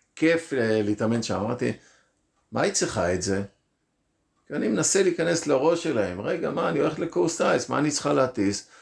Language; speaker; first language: Hebrew; native; Hebrew